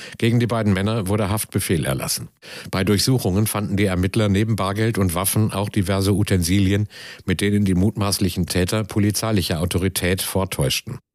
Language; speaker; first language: German; native; German